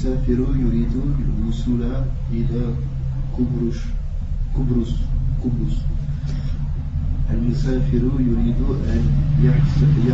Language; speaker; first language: Arabic; non-native, learner; French